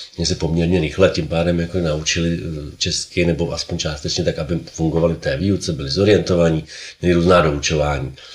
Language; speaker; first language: Czech; native; Czech